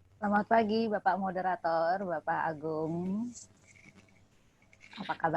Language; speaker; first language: Indonesian; native; Indonesian